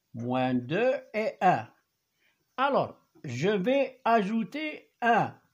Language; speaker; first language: French; non-native, local second language; Arabic